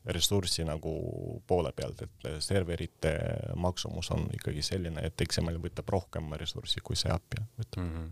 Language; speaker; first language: Estonian; non-native, local second language; Russian